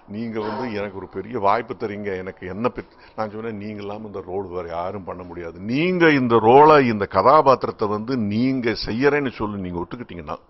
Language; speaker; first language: Tamil; native; Tamil